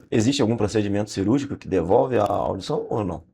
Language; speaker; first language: Portuguese; native; Portuguese